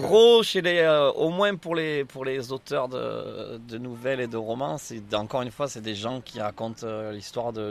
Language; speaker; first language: French; native; French